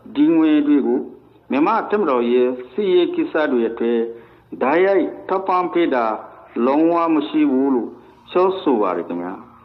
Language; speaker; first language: Burmese; non-native, local second language; Rohingya